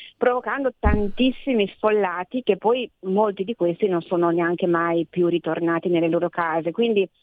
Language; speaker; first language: Italian; native; Italian